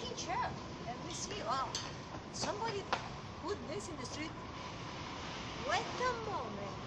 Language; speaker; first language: English; non-native, learner; Spanish